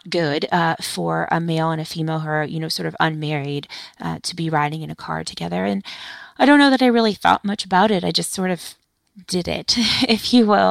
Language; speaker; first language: English; native; English